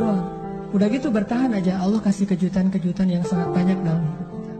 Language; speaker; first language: Indonesian; native; Indonesian